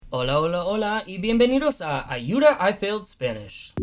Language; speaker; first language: Spanish; non-native, fluent; English